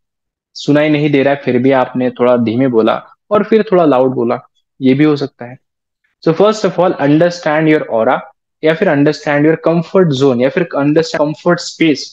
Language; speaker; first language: Hindi; native; Hindi